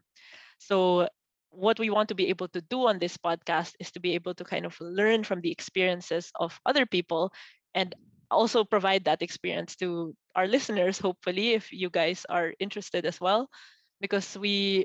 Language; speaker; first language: English; non-native, local second language; Filipino